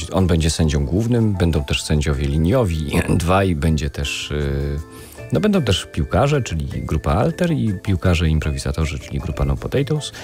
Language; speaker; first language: Polish; native; Polish